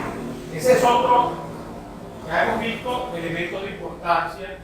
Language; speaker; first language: Spanish; native; Spanish